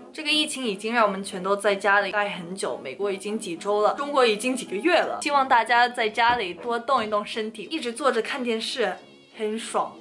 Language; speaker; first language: Chinese; non-native, fluent; English